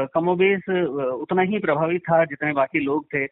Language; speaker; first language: Hindi; native; Hindi